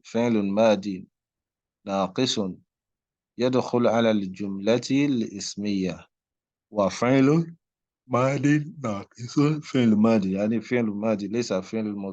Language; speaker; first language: Arabic; non-native, fluent; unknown